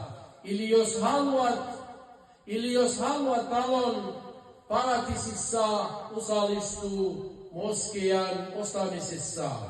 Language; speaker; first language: Finnish; non-native, fluent; Arabic